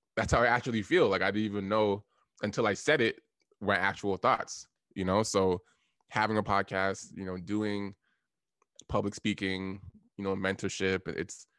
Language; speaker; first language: English; native; English